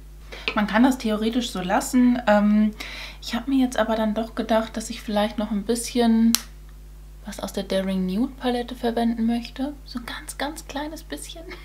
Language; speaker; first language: German; native; German